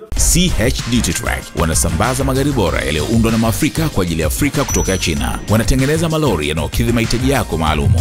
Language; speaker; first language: Swahili; native; Swahili